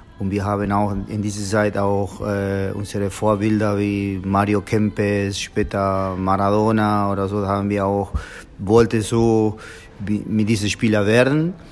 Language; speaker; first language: German; non-native, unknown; Spanish